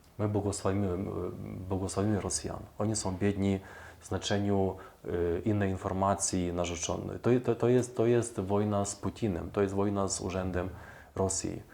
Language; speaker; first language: Polish; non-native, fluent; Ukrainian